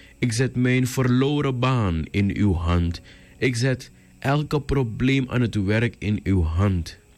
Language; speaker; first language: Dutch; native; Dutch